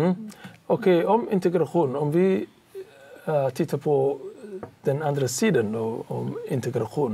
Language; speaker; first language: Swedish; non-native, learner; Somali